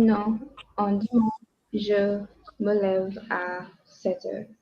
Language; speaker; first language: French; non-native, learner; English